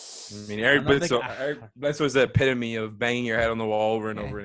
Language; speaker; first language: English; native; English